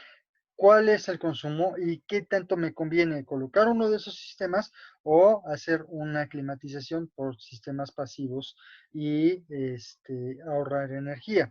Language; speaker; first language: Spanish; native; Spanish